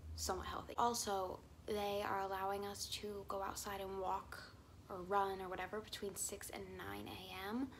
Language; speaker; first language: English; native; English